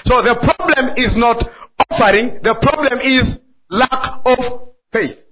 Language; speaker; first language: English; non-native, local second language; Swahili